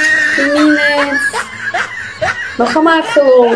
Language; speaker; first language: English; non-native, learner; Russian